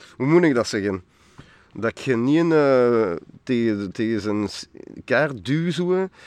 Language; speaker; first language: Dutch; non-native, local second language; French